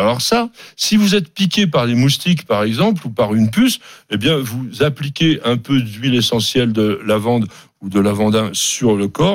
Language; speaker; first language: French; native; French